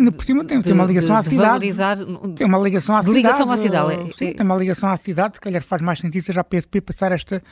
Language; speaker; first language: Portuguese; native; Portuguese